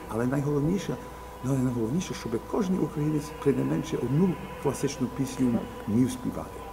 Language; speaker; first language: Ukrainian; early bilingual, heritage; English